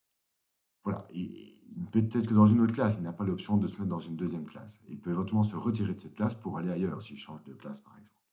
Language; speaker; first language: French; native; French